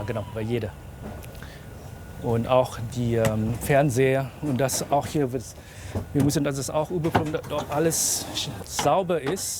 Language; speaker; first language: German; non-native, fluent; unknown